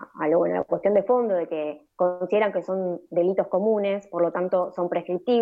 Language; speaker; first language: Spanish; native; Spanish